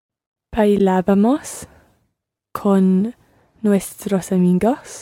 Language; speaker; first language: Spanish; non-native, learner; English